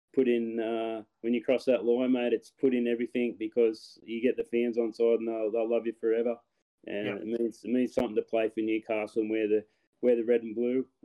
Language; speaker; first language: English; native; English